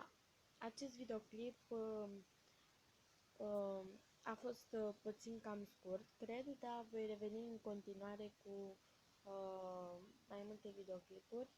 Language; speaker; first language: Romanian; native; Romanian